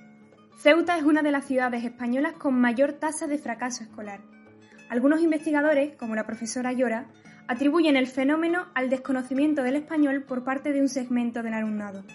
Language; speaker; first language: Spanish; native; Spanish